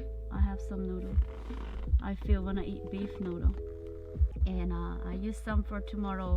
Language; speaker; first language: English; non-native, learner; Thai